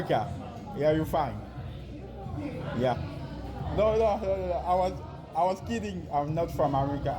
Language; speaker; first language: English; non-native, learner; French